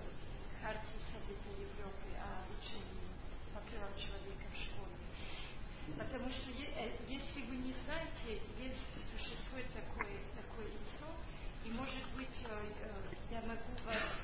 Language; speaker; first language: Russian; non-native, fluent; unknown